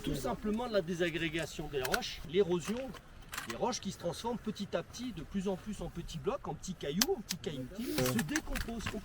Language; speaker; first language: French; native; French